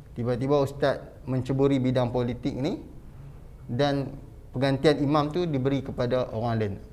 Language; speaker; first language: Malay; native; Malay